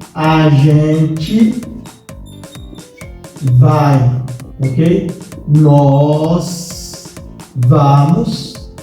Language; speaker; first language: Portuguese; non-native, learner; Haitian Creole